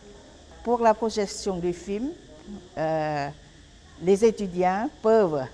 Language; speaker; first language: French; non-native, fluent; Lao